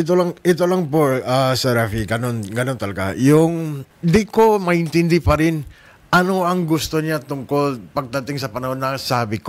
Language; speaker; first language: Filipino; non-native, learner; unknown